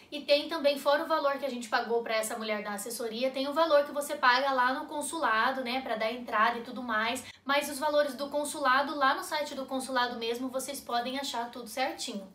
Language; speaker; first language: Portuguese; native; Portuguese